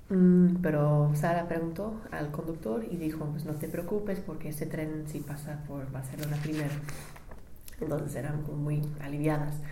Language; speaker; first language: Spanish; non-native, learner; English